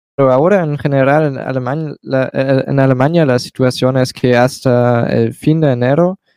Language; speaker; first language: Spanish; non-native, learner; German